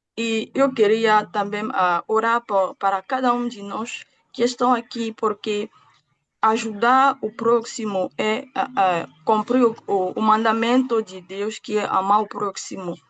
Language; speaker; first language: Portuguese; non-native, fluent; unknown